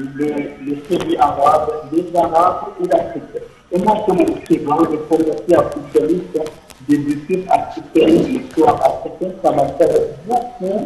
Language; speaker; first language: French; non-native, fluent; Arabic